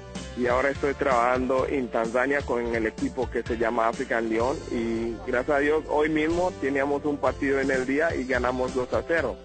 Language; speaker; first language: Spanish; non-native, fluent; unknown